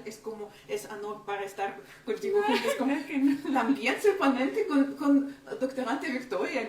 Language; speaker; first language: Spanish; non-native, fluent; Ukrainian